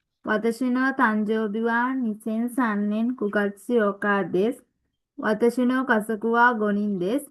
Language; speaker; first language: Japanese; non-native, learner; Sinhala